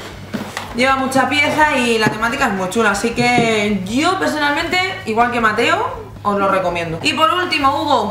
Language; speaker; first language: Spanish; native; Spanish